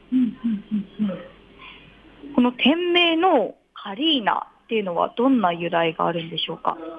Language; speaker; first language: Japanese; native; Japanese